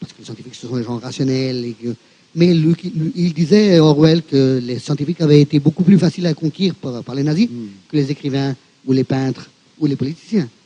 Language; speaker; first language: French; non-native, fluent; Spanish